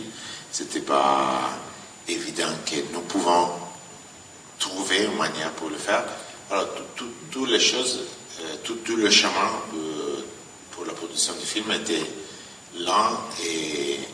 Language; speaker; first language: French; non-native, fluent; Italian